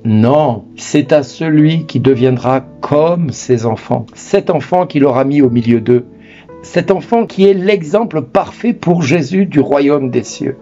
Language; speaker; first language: French; native; French